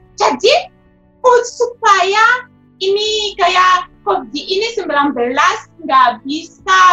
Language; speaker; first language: Indonesian; non-native, fluent; Shona